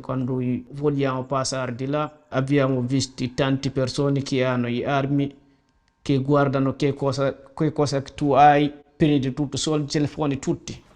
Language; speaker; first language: Italian; non-native, learner; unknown